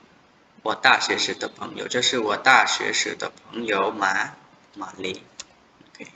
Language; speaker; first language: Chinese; non-native, fluent; Khmer